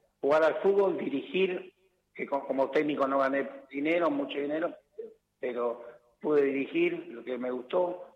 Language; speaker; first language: Spanish; native; Spanish